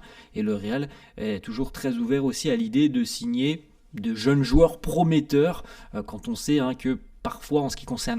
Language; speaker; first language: French; native; French